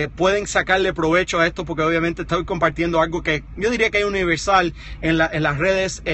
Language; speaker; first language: Spanish; early bilingual, heritage; Spanish